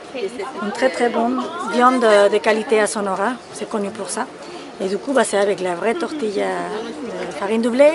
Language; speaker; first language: French; non-native, fluent; Spanish